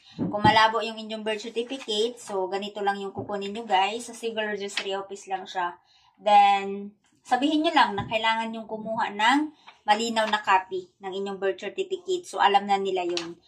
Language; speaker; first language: Filipino; native; Filipino